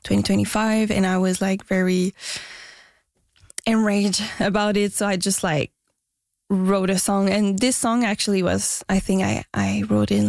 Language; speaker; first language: English; non-native, fluent; French